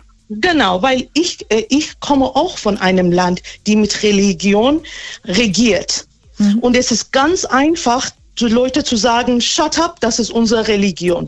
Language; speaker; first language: German; non-native, fluent; Persian